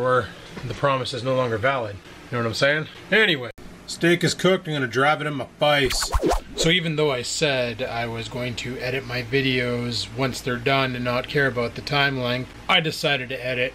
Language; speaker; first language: English; native; English